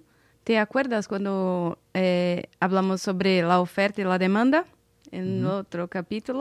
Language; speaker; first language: Spanish; non-native, fluent; Portuguese